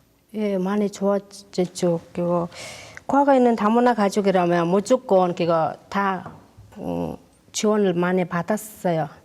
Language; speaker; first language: Korean; non-native, learner; Mongolian